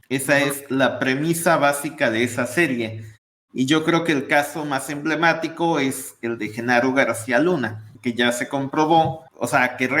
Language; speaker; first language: Spanish; native; Spanish